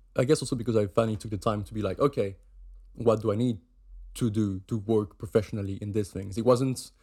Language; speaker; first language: English; non-native, fluent; German